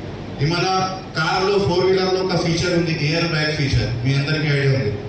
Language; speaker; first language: Telugu; non-native, fluent; Hindi